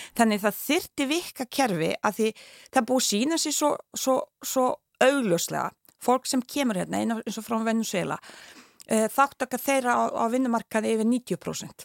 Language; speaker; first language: Icelandic; non-native, fluent; Bosnian